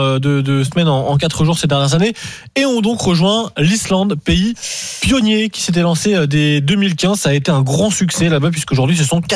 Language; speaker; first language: French; native; French